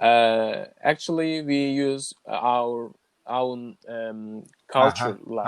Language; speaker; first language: English; non-native, learner; Turkish